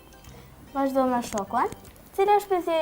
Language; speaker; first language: Albanian; native; Albanian